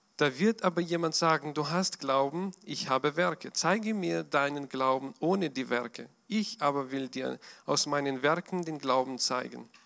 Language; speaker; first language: German; non-native, fluent; Russian